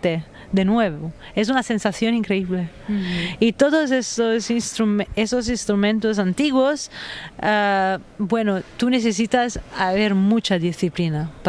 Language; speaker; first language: Spanish; non-native, fluent; Italian